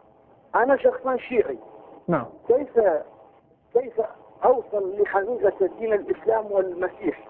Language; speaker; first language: Arabic; non-native, learner; Persian